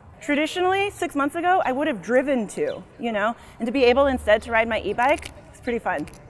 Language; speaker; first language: English; early bilingual, other home language; Spanish